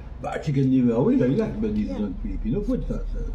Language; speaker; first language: English; non-native, learner; French